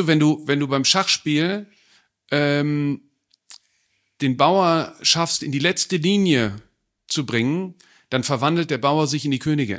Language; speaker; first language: German; native; German